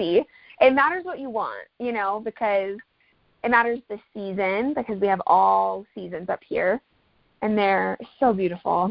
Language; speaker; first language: English; native; English